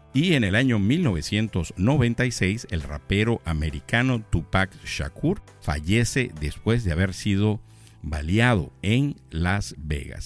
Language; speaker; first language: Spanish; native; Spanish